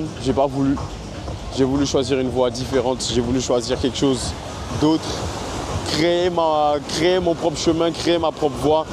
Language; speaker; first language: French; native; French